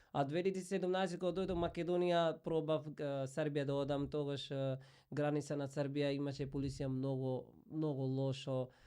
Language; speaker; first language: Macedonian; non-native, fluent; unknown